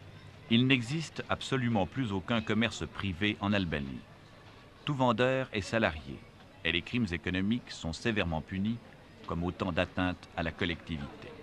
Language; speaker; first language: French; native; French